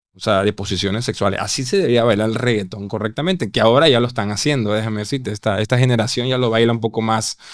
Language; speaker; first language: Spanish; native; Spanish